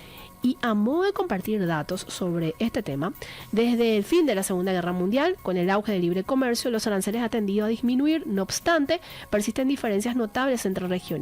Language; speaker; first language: Spanish; native; Spanish